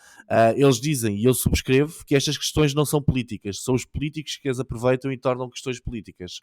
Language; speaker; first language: Portuguese; native; Portuguese